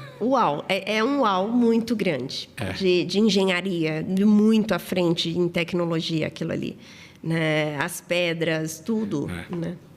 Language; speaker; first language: Portuguese; native; Portuguese